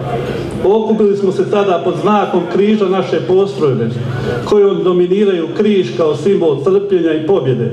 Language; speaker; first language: Croatian; native; Croatian